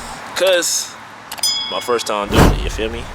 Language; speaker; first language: English; native; English